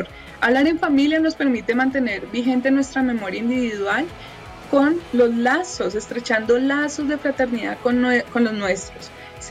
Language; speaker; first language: Spanish; native; Spanish